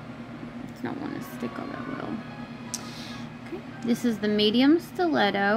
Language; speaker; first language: English; native; English